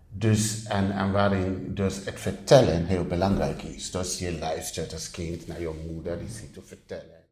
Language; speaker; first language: Dutch; non-native, fluent; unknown